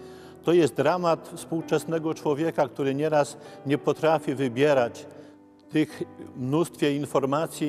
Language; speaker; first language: Polish; native; Polish